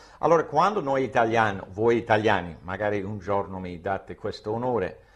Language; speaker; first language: Italian; non-native, fluent; English